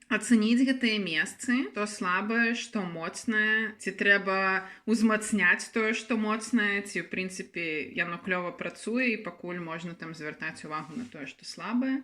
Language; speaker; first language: Belarusian; native; Belarusian